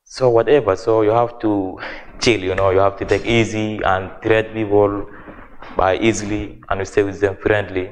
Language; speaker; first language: English; non-native, learner; Arabic